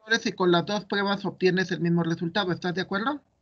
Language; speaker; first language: Spanish; native; Spanish